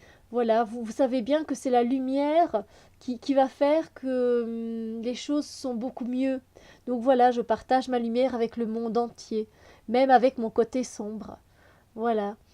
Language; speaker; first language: French; native; French